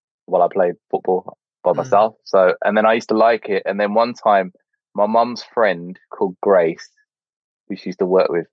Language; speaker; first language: English; native; English